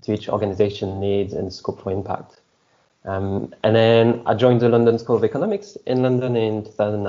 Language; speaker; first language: English; non-native, fluent; French